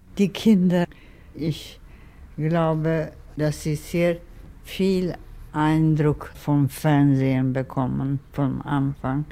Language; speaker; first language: German; non-native, fluent; Swedish